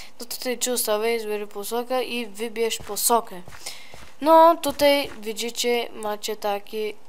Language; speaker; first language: Polish; early bilingual, heritage; Polish